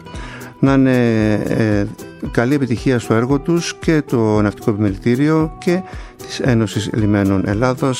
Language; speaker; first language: Greek; native; Greek